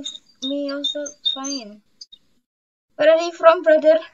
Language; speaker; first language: English; non-native, learner; Indonesian